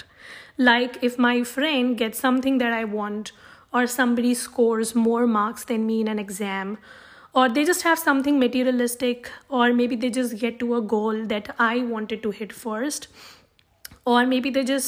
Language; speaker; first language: English; non-native, local second language; Hindi